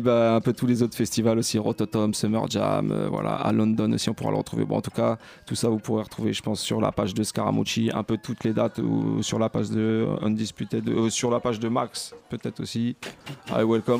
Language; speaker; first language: French; native; French